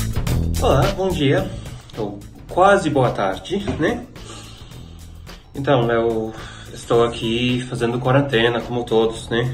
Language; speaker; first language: Portuguese; non-native, fluent; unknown